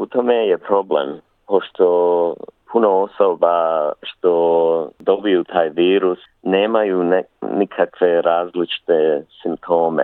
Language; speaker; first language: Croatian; early bilingual, heritage; Bosnian